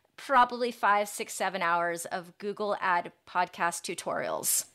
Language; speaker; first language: English; native; English